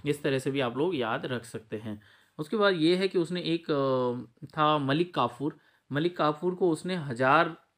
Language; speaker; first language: Hindi; native; Hindi